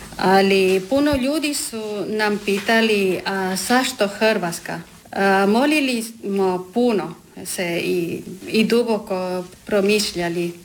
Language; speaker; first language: Croatian; non-native, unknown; Spanish